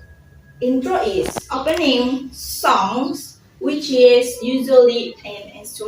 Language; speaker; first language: English; non-native, learner; Indonesian